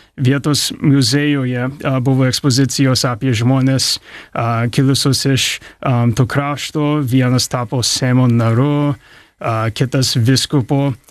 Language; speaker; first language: Lithuanian; early bilingual, heritage; English